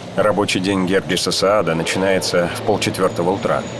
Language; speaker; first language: Russian; native; Russian